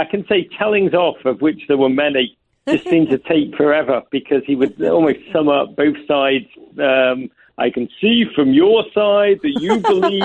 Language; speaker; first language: English; native; English